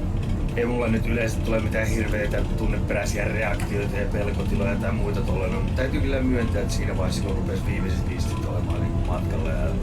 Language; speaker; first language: Finnish; native; Finnish